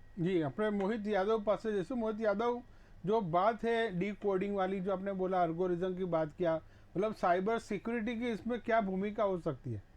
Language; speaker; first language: Hindi; non-native, local second language; Gujarati